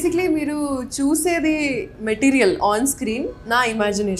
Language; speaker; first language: Telugu; non-native, local second language; Hindi